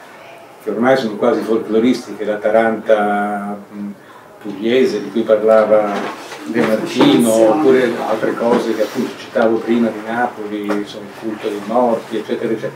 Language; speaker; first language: Italian; native; Italian